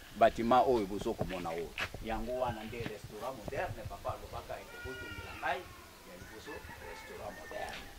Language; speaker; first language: Lingala; non-native, local second language; Kongo